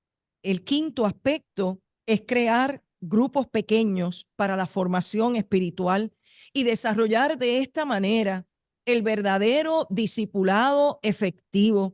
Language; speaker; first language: Spanish; native; Spanish